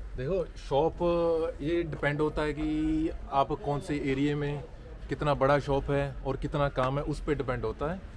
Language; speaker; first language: Hindi; non-native, local second language; Punjabi